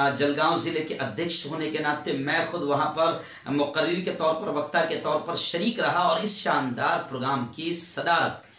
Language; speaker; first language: Urdu; native; Urdu